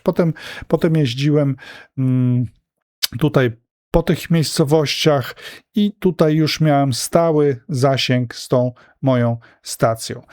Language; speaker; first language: Polish; native; Polish